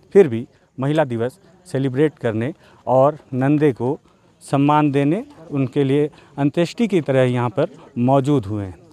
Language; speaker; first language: Hindi; native; Hindi